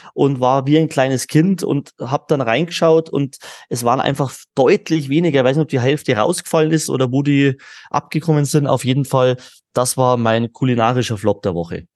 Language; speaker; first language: German; native; German